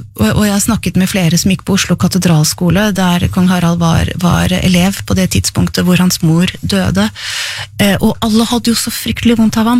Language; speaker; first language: Norwegian; native; Norwegian